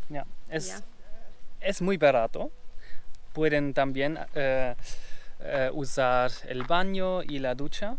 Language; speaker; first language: Spanish; non-native, learner; German